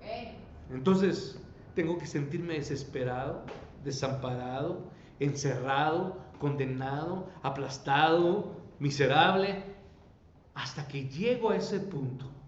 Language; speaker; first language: Spanish; native; Spanish